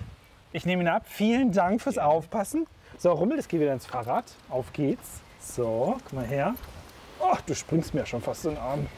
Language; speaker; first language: German; native; German